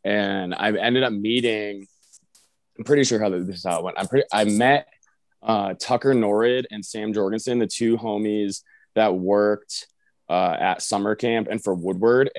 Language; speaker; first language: English; native; English